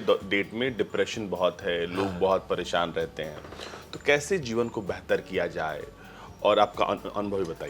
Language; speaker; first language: Hindi; native; Hindi